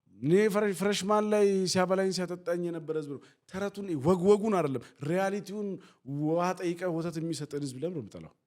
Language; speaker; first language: Amharic; non-native, local second language; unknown